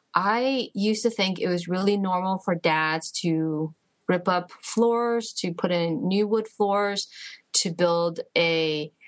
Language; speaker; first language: English; early bilingual, other home language; Chinese